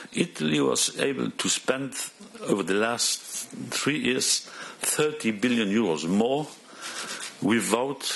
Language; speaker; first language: English; non-native, fluent; Luxembourgish